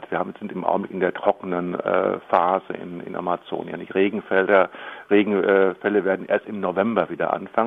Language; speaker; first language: German; native; German